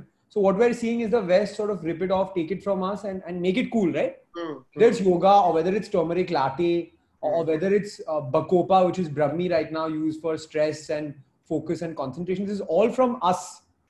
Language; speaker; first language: English; non-native, local second language; Hindi